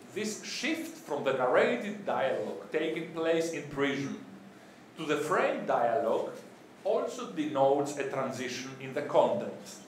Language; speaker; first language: English; non-native, fluent; Greek